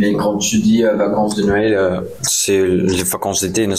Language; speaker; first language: French; non-native, learner; Spanish